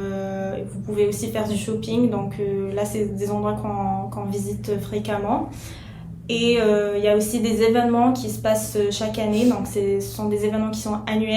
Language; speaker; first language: French; non-native, fluent; Arabic